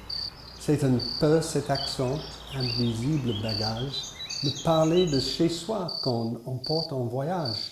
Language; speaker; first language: French; non-native, fluent; English